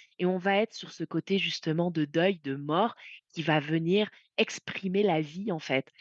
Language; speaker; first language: French; native; French